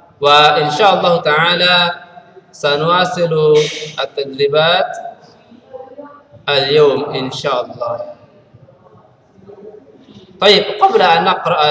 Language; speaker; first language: Arabic; non-native, fluent; Indonesian